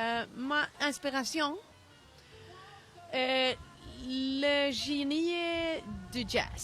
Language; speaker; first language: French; non-native, learner; Swedish